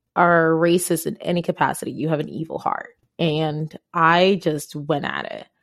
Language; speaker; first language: English; non-native, local second language; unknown